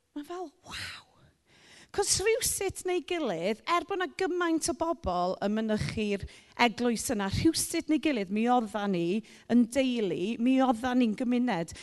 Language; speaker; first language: Welsh; native; Welsh